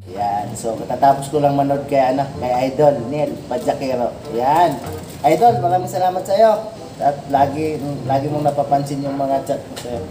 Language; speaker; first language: Filipino; non-native, local second language; Cebuano